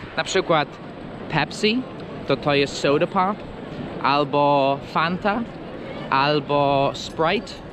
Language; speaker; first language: Polish; non-native, fluent; English